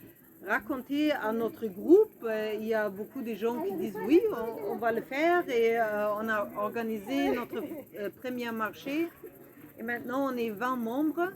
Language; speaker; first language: French; non-native, fluent; German